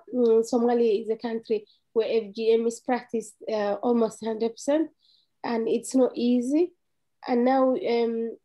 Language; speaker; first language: English; non-native, fluent; Somali